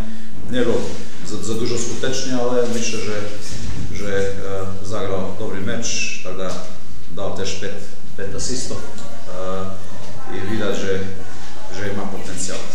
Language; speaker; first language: Polish; non-native, learner; Slovenian